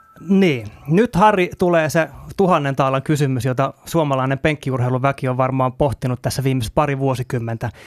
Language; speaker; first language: Finnish; native; Finnish